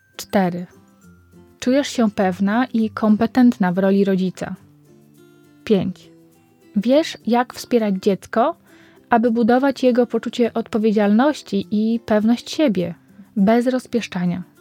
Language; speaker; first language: Polish; native; Polish